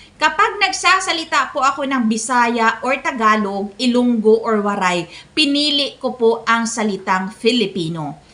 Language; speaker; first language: Filipino; non-native, local second language; Cebuano